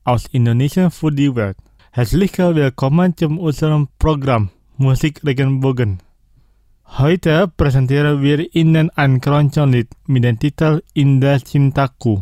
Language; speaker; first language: German; non-native, fluent; Indonesian